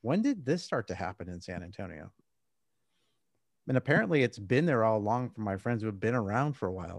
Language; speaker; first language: English; native; English